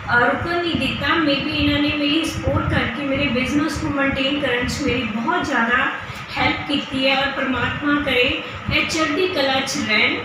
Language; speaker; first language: Hindi; non-native, local second language; Punjabi